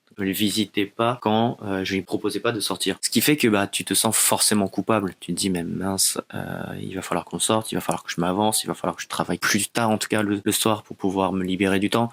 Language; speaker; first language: French; native; French